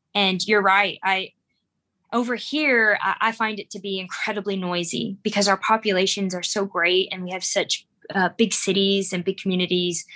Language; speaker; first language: English; native; English